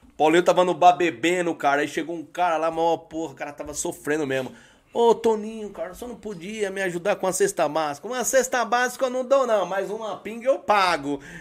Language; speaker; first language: Portuguese; native; Portuguese